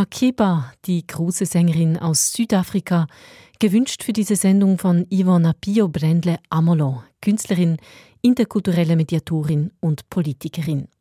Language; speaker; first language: German; native; German